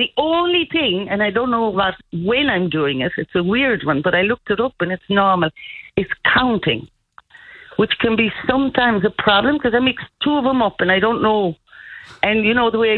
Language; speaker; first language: English; non-native, fluent; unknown